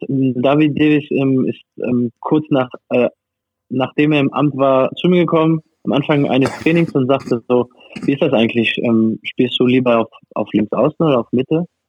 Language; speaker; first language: German; non-native, fluent; French